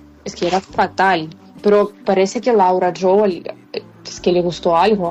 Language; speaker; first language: Spanish; non-native, fluent; Ukrainian